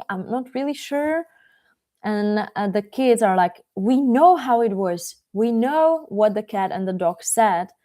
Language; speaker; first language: English; non-native, fluent; Czech